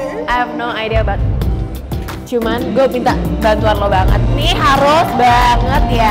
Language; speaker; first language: Indonesian; native; Indonesian